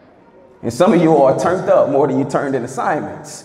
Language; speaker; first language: English; native; English